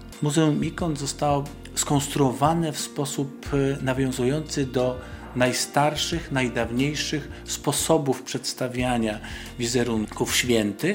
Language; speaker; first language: Polish; native; Polish